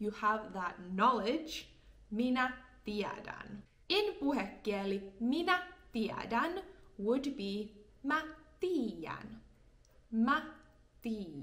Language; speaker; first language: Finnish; non-native, fluent; English